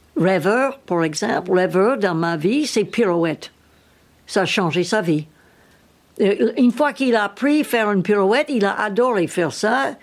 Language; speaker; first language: French; non-native, learner; English